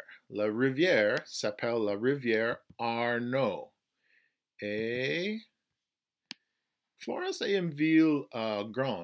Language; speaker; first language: French; non-native, fluent; English